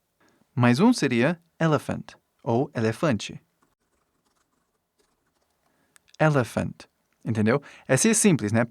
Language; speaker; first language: Portuguese; non-native, fluent; English